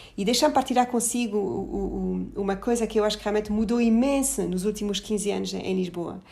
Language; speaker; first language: Portuguese; non-native, fluent; French